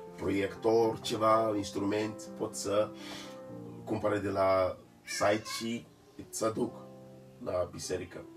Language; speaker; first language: Romanian; non-native, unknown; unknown